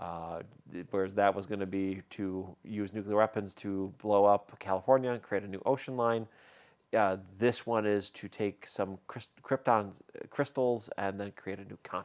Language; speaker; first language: English; native; English